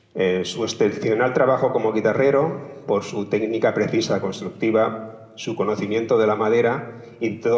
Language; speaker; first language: Spanish; native; Spanish